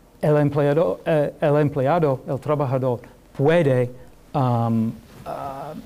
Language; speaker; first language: Spanish; non-native, learner; English